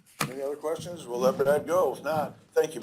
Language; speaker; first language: English; native; English